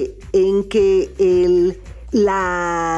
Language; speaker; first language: Spanish; non-native, fluent; English